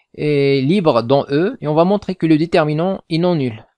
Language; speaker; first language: French; non-native, local second language; Arabic